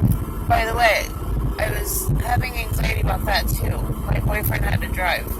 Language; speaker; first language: English; native; English